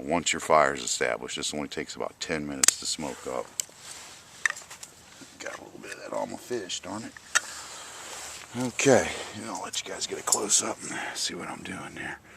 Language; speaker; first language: English; native; English